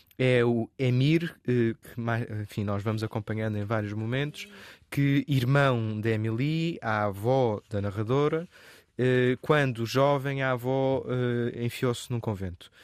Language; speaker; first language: Portuguese; native; Portuguese